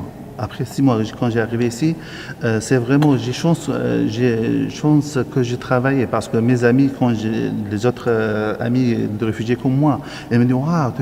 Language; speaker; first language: French; non-native, learner; Arabic